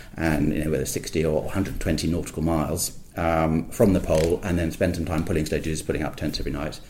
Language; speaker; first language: English; native; English